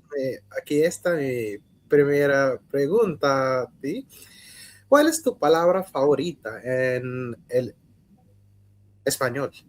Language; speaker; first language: Spanish; non-native, learner; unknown